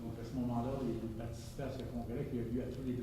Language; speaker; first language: French; native; French